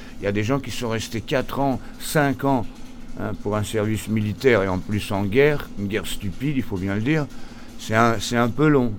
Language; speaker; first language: French; early bilingual, other home language; Portuguese